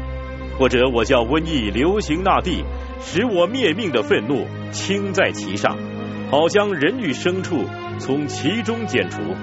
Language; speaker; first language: Chinese; native; Chinese